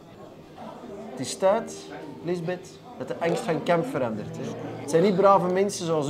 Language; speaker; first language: Dutch; native; Dutch